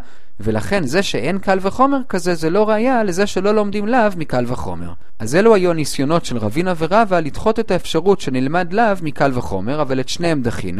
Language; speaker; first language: Hebrew; native; Hebrew